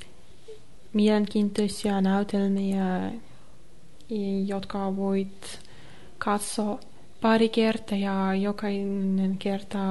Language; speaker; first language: Finnish; non-native, learner; Russian